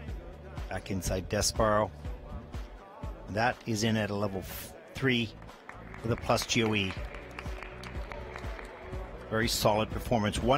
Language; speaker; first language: English; native; English